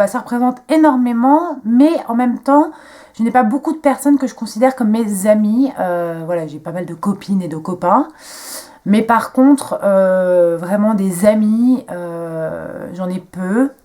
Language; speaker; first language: French; native; French